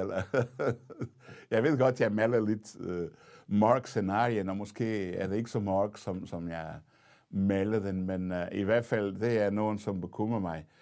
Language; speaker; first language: Danish; non-native, fluent; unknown